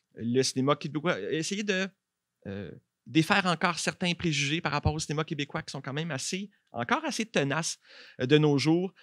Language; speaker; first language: French; native; French